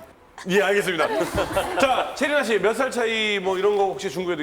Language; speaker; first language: Korean; native; Korean